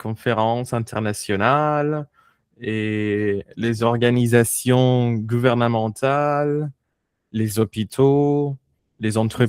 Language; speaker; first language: French; non-native, fluent; Spanish